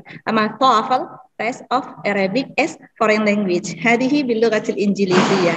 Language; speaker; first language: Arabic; non-native, fluent; Indonesian